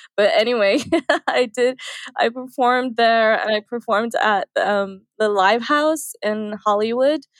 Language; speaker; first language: English; early bilingual, other home language; Arabic